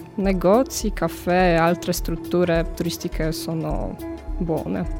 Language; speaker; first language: Italian; non-native, fluent; Polish